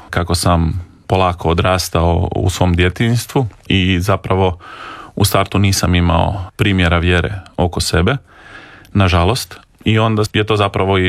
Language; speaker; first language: Croatian; native; Croatian